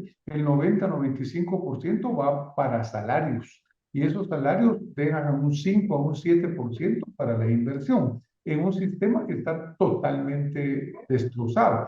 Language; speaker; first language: Spanish; native; Spanish